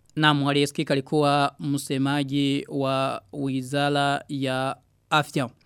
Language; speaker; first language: Swahili; non-native, local second language; Rundi